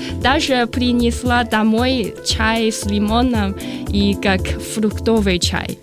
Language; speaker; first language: Russian; non-native, learner; Chinese